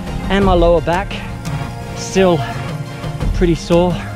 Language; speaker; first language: English; native; English